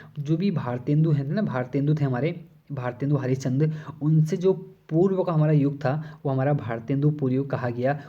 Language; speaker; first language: Hindi; native; Hindi